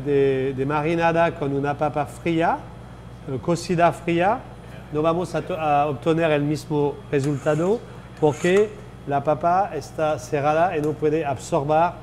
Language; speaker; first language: Spanish; non-native, fluent; French